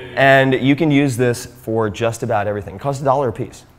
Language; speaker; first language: English; native; English